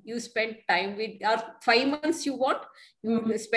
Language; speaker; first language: English; non-native, local second language; Kannada